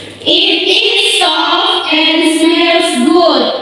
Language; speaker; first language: English; non-native, learner; Indonesian